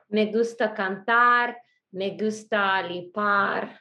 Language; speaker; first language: Spanish; non-native, learner; Russian